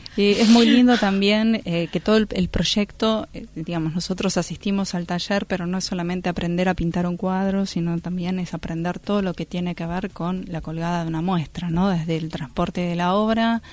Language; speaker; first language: Spanish; native; Spanish